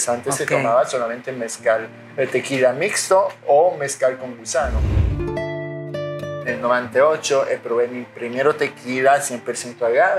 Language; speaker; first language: Spanish; non-native, fluent; Italian